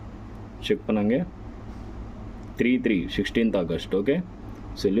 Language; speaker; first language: Tamil; non-native, local second language; Kannada